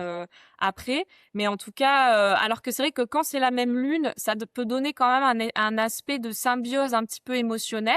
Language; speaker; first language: French; native; French